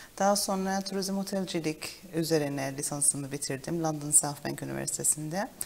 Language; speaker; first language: Turkish; early bilingual, heritage; Turkish